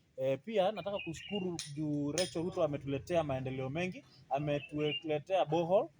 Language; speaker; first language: Swahili; non-native, local second language; Kamba